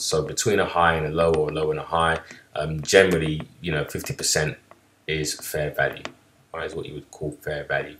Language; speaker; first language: English; native; English